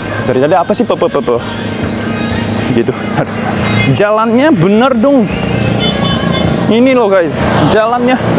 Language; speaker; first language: Indonesian; non-native, fluent; Japanese